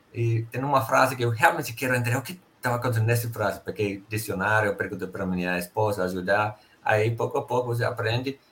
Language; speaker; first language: Portuguese; non-native, fluent; Finnish